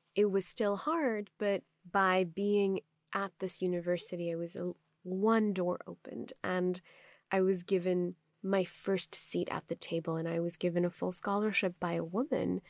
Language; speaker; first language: English; non-native, local second language; Urdu